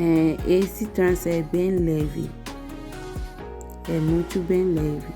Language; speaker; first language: Portuguese; non-native, learner; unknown